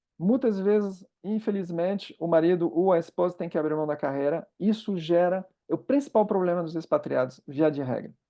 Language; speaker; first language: Portuguese; non-native, fluent; French